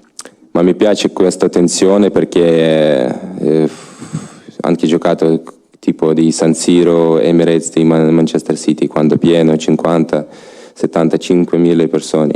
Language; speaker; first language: Italian; non-native, learner; Ukrainian